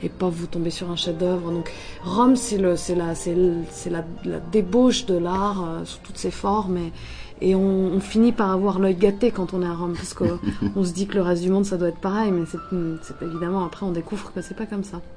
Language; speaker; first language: French; non-native, fluent; Italian